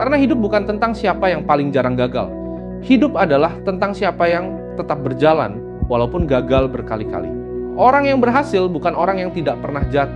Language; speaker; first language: Indonesian; native; Indonesian